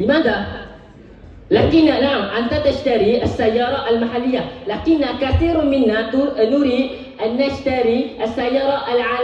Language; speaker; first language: Arabic; non-native, learner; Malay